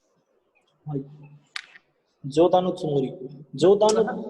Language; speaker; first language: Japanese; non-native, learner; Hindi